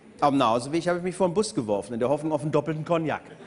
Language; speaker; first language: German; native; German